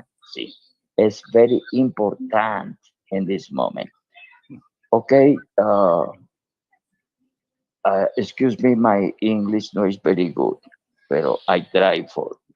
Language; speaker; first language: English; non-native, learner; Spanish